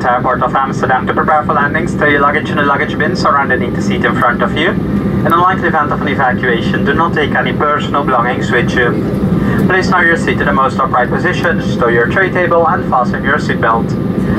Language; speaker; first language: English; non-native, fluent; Dutch